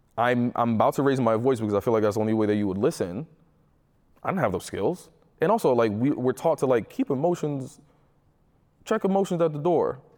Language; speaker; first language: English; early bilingual, other home language; Spanish